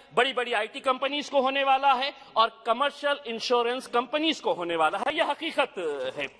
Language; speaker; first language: Hindi; non-native, local second language; Urdu